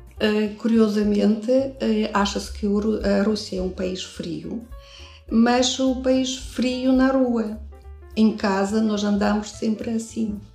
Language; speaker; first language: Portuguese; non-native, fluent; Russian